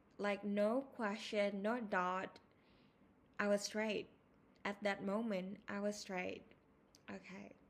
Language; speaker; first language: English; non-native, fluent; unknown